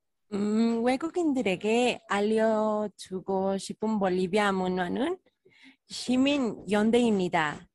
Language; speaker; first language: Korean; non-native, fluent; Spanish